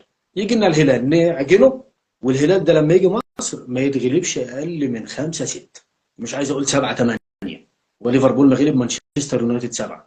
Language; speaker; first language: Arabic; native; Arabic